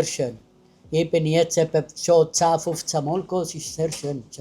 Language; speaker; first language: German; non-native, learner; Italian